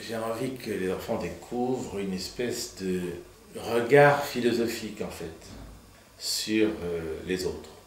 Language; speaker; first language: French; early bilingual, other home language; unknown